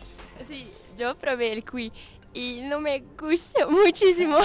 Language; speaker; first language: Spanish; non-native, learner; Dutch